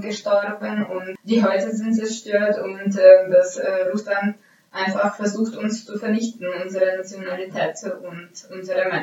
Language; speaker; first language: German; non-native, fluent; Ukrainian